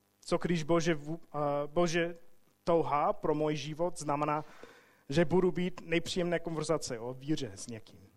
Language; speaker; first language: Czech; non-native, fluent; English